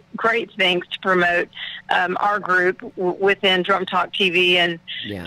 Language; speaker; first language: English; native; English